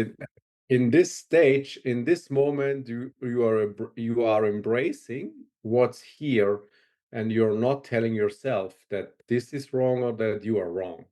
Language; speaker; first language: English; non-native, fluent; German